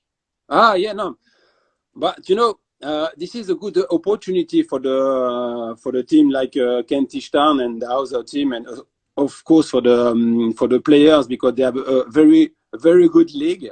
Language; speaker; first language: English; non-native, fluent; French